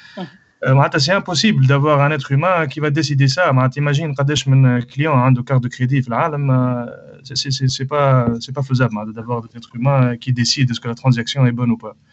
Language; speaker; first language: French; non-native, local second language; Arabic